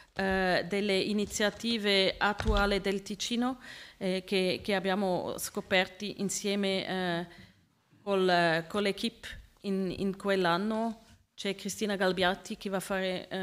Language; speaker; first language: Italian; non-native, learner; Swiss German